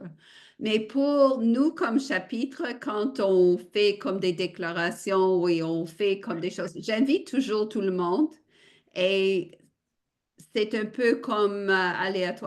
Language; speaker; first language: French; non-native, fluent; English